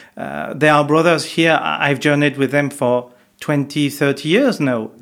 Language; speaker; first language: English; non-native, fluent; French